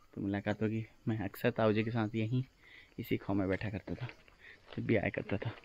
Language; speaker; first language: Hindi; native; Hindi